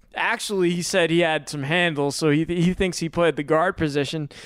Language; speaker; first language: English; native; English